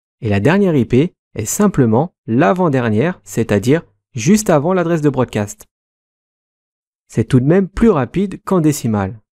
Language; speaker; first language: French; native; French